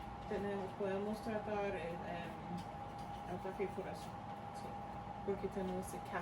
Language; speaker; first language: Spanish; early bilingual, heritage; Spanish